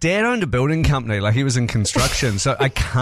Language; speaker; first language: English; native; English